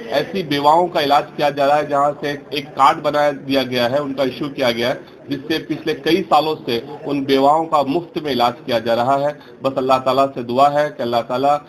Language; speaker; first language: Urdu; native; Urdu